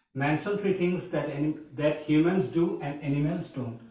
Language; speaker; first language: English; non-native, local second language; Assamese